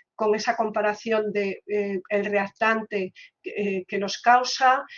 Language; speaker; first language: Spanish; native; Spanish